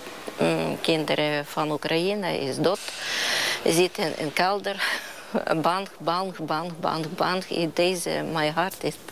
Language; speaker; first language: Dutch; non-native, learner; Ukrainian